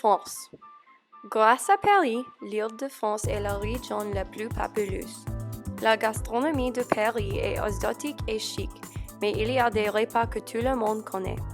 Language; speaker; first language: French; non-native, learner; English